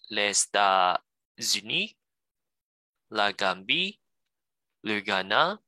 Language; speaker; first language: French; non-native, learner; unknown